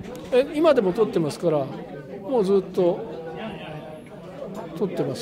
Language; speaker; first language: Japanese; native; Japanese